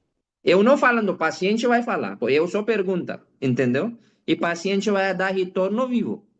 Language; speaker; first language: Portuguese; non-native, learner; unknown